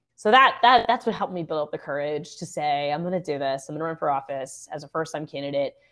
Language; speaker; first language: English; native; English